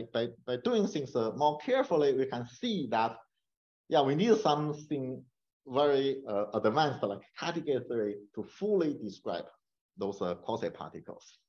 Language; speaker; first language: English; non-native, fluent; Chinese